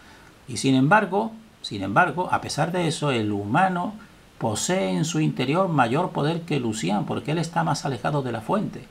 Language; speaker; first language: Spanish; native; Spanish